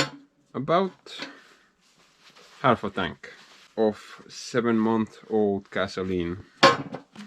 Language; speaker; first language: English; non-native, fluent; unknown